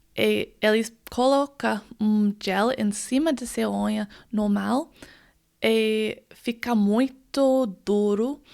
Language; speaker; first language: Portuguese; non-native, fluent; English